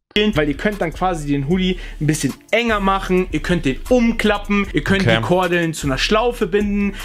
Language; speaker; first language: German; early bilingual, other home language; Portuguese